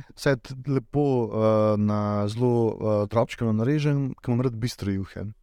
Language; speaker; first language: Slovenian; native; Slovenian